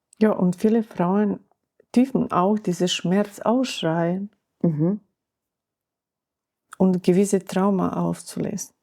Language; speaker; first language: German; non-native, learner; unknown